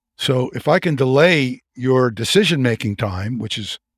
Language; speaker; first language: English; native; English